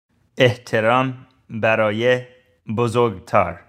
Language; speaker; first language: Persian; non-native, learner; English